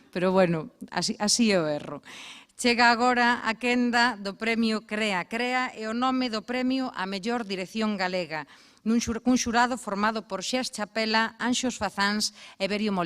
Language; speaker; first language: Galician; native; Galician